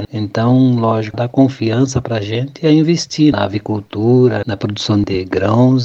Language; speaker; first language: Portuguese; native; Portuguese